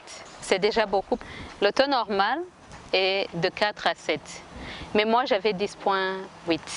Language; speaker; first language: French; non-native, local second language; Kinyarwanda